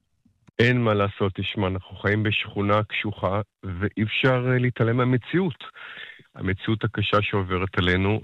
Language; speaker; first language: Hebrew; native; Hebrew